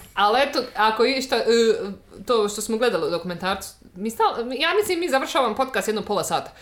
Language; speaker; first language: Bosnian; native; Bosnian